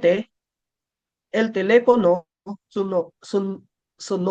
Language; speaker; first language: Spanish; non-native, learner; Filipino